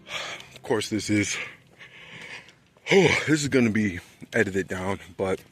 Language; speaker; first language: English; native; English